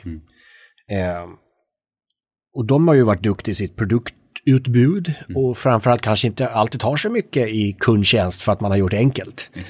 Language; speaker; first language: Swedish; native; Swedish